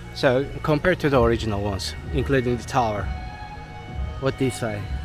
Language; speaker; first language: English; non-native, fluent; Turkish